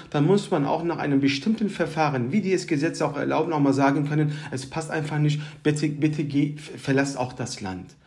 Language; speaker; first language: German; early bilingual, other home language; Turkish